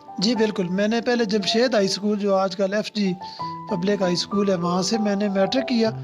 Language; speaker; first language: Urdu; non-native, local second language; Punjabi